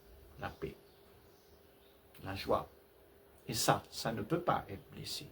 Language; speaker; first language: French; native; French